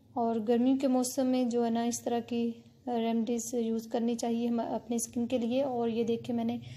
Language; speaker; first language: Urdu; native; Urdu